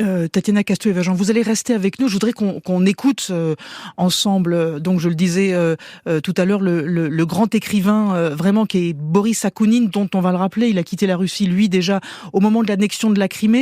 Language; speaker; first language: French; native; French